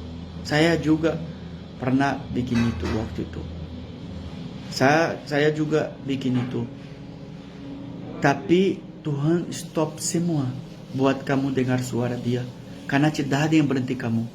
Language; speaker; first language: Indonesian; non-native, learner; Portuguese